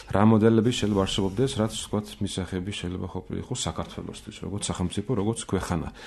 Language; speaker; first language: Georgian; non-native, fluent; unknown